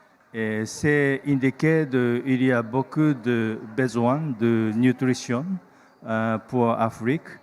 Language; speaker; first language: French; non-native, learner; Japanese